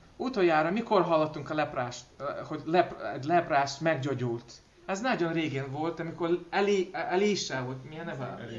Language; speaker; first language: Hungarian; non-native, learner; Russian